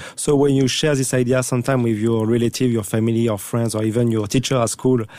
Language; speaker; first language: English; non-native, fluent; French